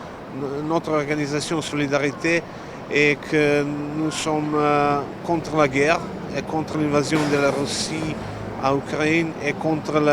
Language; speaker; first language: French; non-native, learner; Serbian